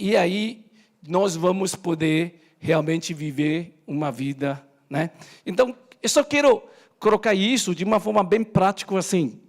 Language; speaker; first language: Portuguese; native; Portuguese